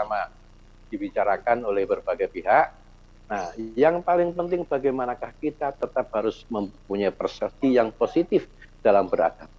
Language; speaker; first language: Indonesian; native; Indonesian